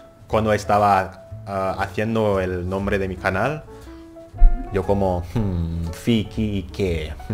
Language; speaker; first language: Spanish; non-native, fluent; Indonesian